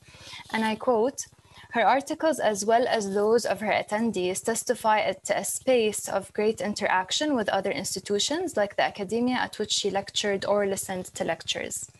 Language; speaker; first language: English; non-native, fluent; Arabic